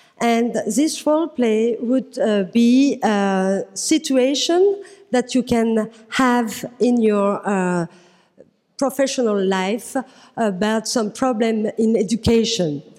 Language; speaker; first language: English; non-native, fluent; French